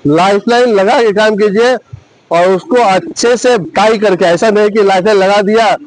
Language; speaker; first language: Hindi; non-native, local second language; Bangla